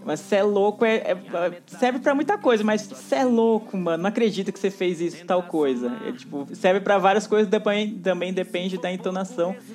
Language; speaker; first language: Portuguese; native; Portuguese